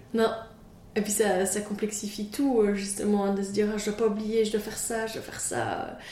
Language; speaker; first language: French; native; French